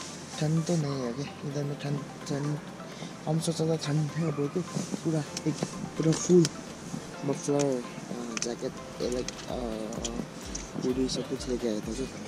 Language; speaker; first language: Hindi; non-native, local second language; Nepali